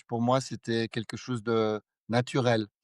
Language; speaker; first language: French; non-native, fluent; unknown